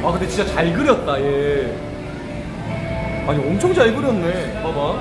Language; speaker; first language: Korean; native; Korean